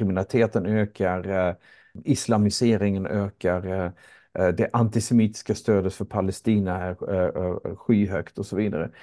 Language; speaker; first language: Swedish; native; Swedish